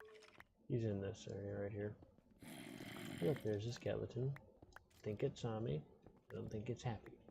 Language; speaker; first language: English; native; English